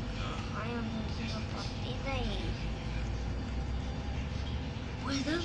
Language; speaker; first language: Spanish; native; Spanish